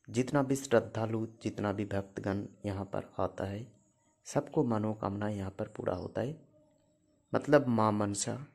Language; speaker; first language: Hindi; non-native, local second language; Bangla